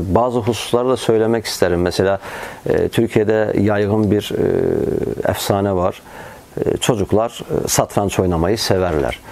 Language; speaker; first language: Turkish; non-native, fluent; Azerbaijani